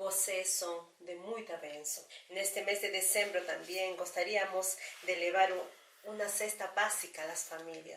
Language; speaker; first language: Portuguese; non-native, learner; Spanish